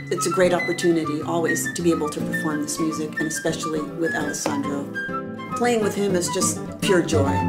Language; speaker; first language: English; native; English